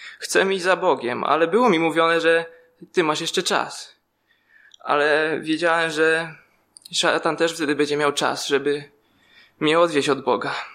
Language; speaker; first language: Polish; native; Polish